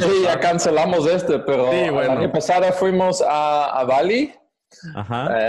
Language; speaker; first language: Spanish; non-native, fluent; Dutch